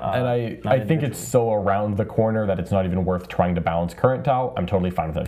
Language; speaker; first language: English; native; English